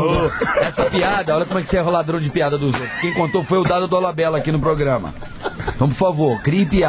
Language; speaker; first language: Portuguese; native; Portuguese